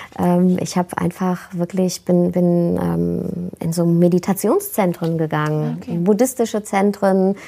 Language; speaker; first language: German; native; German